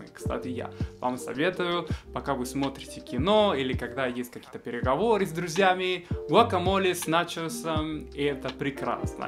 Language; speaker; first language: Russian; non-native, fluent; Spanish